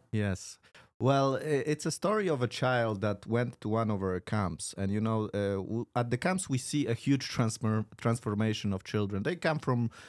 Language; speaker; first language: English; non-native, fluent; Polish